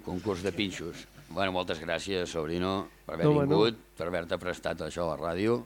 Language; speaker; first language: Catalan; native; Catalan